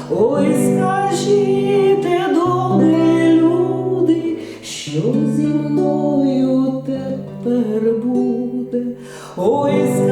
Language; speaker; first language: Ukrainian; native; Ukrainian